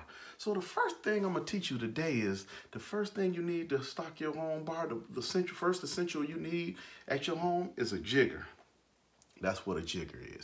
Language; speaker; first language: English; native; English